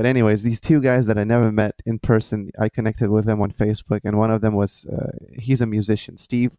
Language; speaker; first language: English; non-native, fluent; Lithuanian